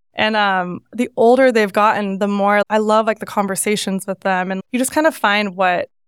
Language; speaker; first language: English; native; English